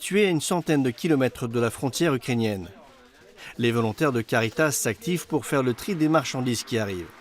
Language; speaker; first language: French; native; French